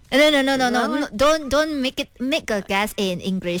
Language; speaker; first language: English; non-native, local second language; Chinese